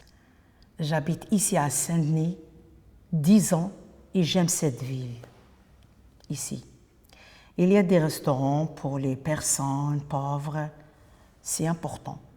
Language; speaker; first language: French; non-native, local second language; Arabic